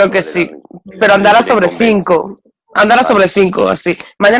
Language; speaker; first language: Spanish; native; Spanish